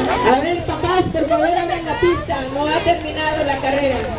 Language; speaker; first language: Spanish; native; Spanish